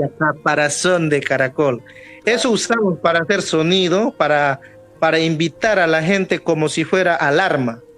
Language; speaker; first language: Spanish; non-native, local second language; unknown